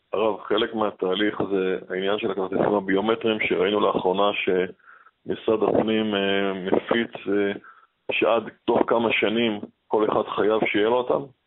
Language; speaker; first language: Hebrew; native; Hebrew